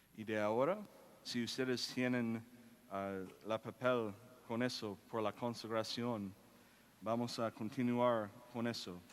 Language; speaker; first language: Spanish; non-native, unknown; English